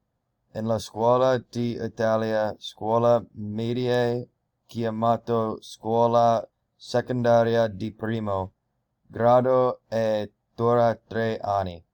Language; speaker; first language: Italian; non-native, learner; English